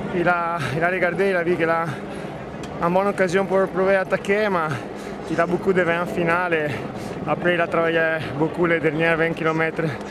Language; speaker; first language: French; non-native, learner; Italian